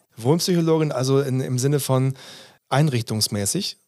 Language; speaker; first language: German; native; German